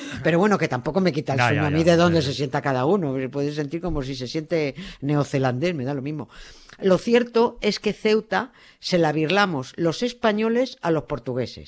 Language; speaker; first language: Spanish; native; Spanish